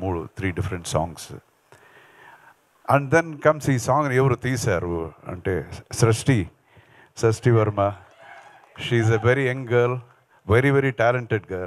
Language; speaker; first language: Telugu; non-native, local second language; Kannada